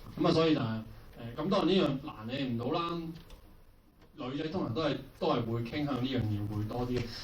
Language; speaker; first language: Cantonese; native; Cantonese